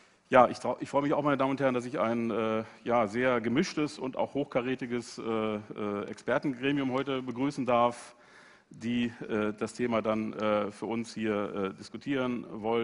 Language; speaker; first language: German; native; German